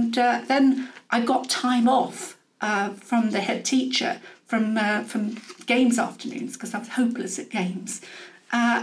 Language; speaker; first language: English; native; English